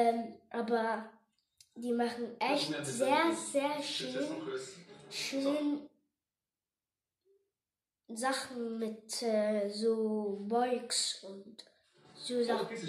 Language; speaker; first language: German; non-native, learner; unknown